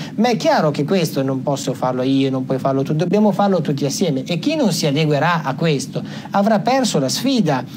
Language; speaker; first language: Italian; native; Italian